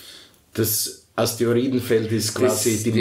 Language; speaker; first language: German; native; German